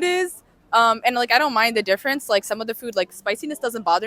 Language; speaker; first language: English; native; English